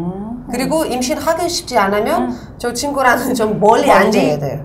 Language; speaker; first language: Korean; non-native, local second language; Uzbek